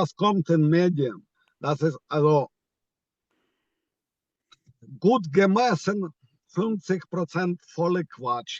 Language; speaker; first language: German; non-native, fluent; Ukrainian